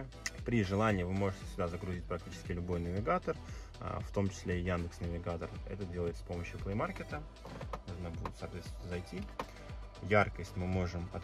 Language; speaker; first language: Russian; native; Russian